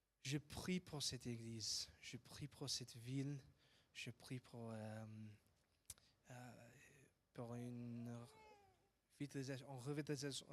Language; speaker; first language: French; non-native, fluent; English